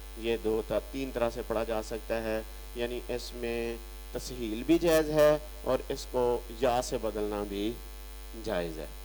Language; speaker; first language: Urdu; non-native, local second language; Punjabi